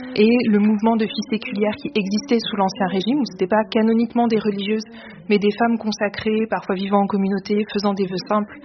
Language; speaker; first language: French; native; French